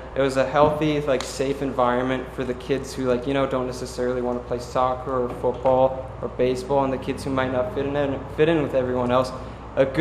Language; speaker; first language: English; native; English